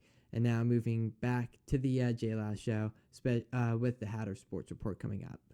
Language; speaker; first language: English; native; English